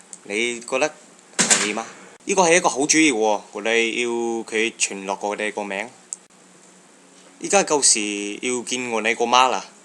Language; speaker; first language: Cantonese; non-native, learner; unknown